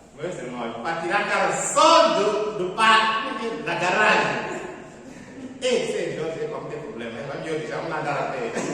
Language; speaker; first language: Portuguese; non-native, local second language; Tsonga